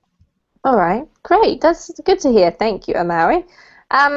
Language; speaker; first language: English; native; English